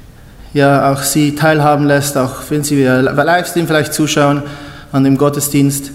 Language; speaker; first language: German; native; German